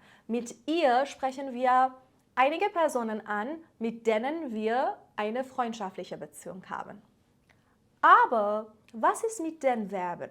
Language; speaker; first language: German; non-native, fluent; Persian